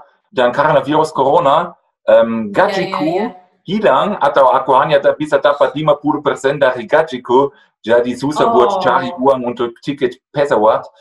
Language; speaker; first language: Indonesian; non-native, fluent; German